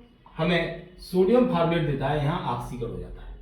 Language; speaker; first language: Hindi; native; Hindi